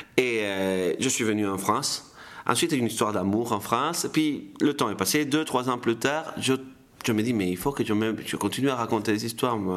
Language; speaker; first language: French; non-native, fluent; Spanish